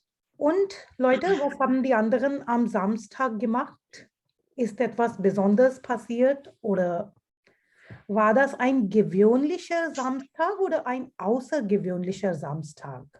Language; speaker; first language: German; non-native, fluent; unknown